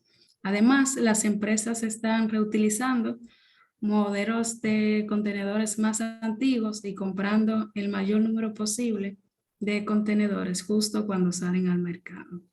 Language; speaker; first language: Spanish; native; Spanish